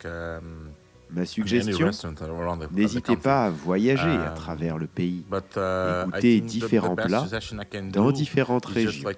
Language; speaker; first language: French; non-native, fluent; Portuguese